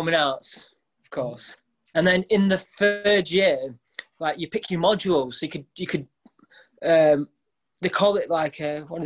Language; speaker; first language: English; native; English